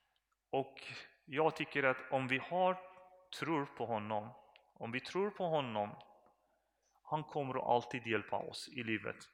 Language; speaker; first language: Swedish; non-native, learner; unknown